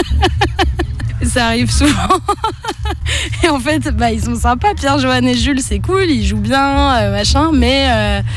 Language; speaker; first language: French; native; French